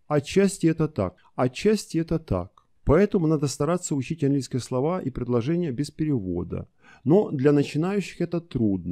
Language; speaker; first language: Russian; native; Russian